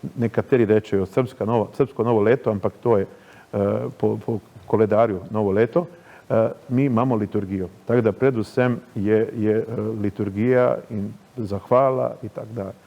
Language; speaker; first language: Slovenian; native; Slovenian